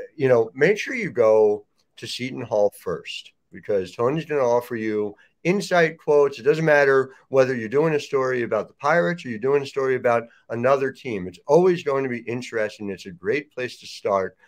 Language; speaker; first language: English; native; English